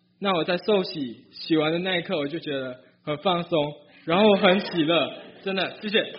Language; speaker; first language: Chinese; native; Chinese